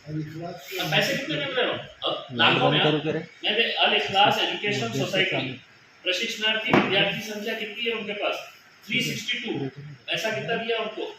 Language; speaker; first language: Hindi; non-native, local second language; Marathi